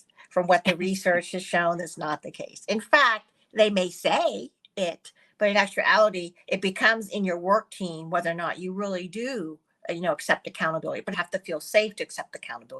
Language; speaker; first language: English; early bilingual, other home language; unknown